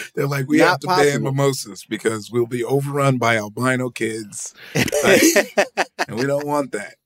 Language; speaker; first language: English; early bilingual, other home language; Yoruba